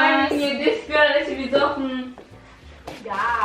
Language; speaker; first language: German; early bilingual, other home language; Filipino